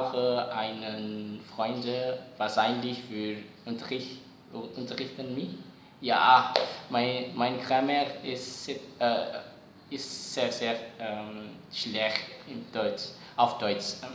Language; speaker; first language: German; non-native, learner; Javanese